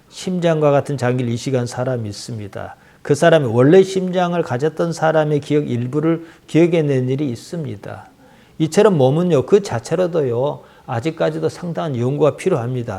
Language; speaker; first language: Korean; native; Korean